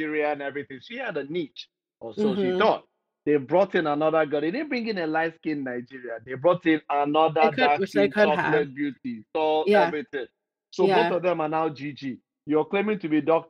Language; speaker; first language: English; non-native, local second language; Igbo